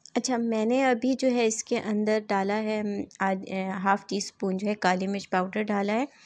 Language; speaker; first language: Urdu; native; Urdu